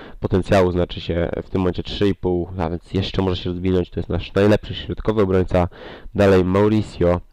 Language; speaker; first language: Polish; native; Polish